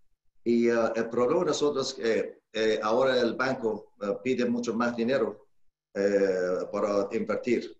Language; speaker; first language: Spanish; non-native, learner; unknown